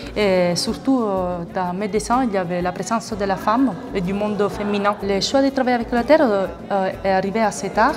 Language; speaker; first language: French; non-native, fluent; Italian